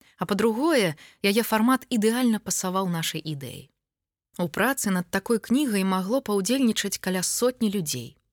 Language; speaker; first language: Belarusian; native; Belarusian